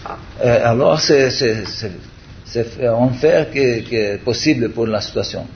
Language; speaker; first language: French; non-native, learner; Portuguese